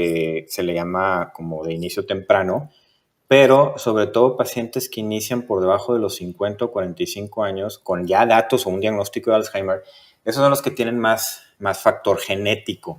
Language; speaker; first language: Spanish; native; Spanish